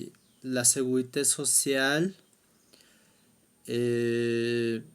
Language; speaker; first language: French; non-native, fluent; Spanish